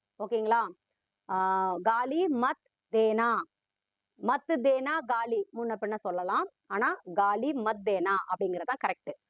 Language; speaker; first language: Tamil; early bilingual, heritage; Tamil